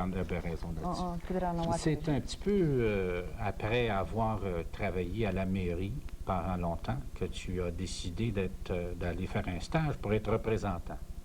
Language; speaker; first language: French; native; French